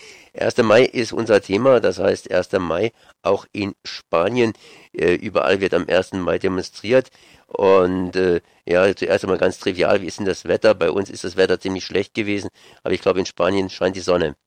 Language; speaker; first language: German; native; German